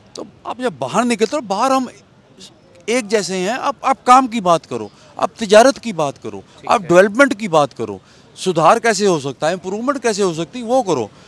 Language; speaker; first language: Hindi; native; Hindi